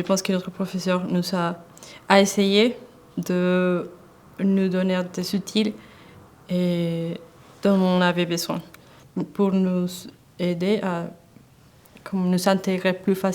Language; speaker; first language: French; non-native, fluent; Spanish